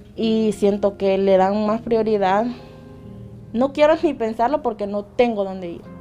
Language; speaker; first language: Spanish; native; Spanish